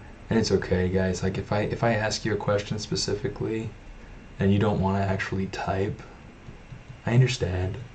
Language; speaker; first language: English; native; English